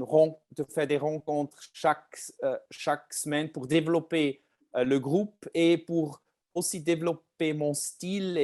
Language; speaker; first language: French; non-native, learner; German